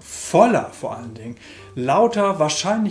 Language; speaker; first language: German; native; German